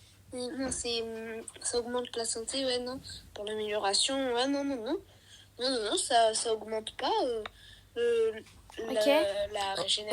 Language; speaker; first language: French; native; French